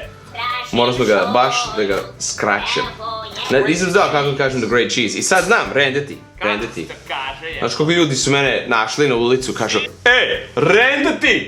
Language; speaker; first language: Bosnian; early bilingual, heritage; English